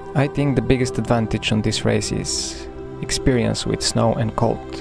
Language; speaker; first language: English; non-native, fluent; Bulgarian